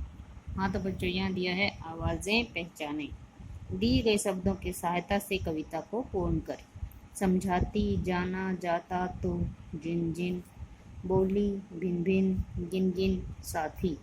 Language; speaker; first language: Hindi; native; Hindi